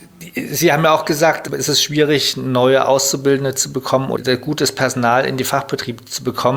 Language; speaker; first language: German; native; German